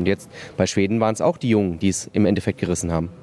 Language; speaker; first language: German; native; German